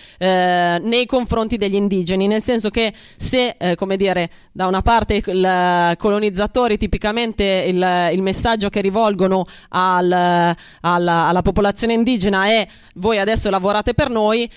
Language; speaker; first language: Italian; native; Italian